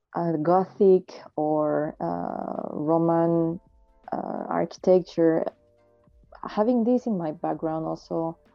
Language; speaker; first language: English; non-native, fluent; French